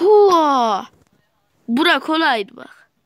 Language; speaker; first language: Turkish; native; Turkish